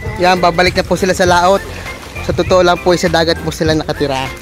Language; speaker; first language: Filipino; native; Filipino